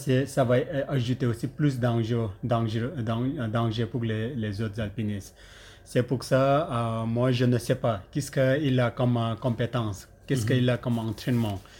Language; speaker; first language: French; non-native, learner; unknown